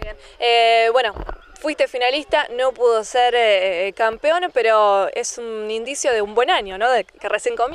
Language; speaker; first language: Spanish; native; Spanish